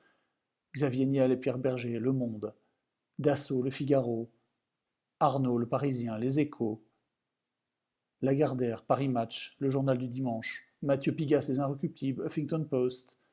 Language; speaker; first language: French; native; French